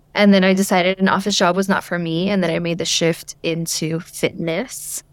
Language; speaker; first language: English; native; English